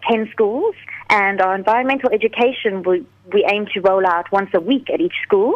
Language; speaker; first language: English; native; English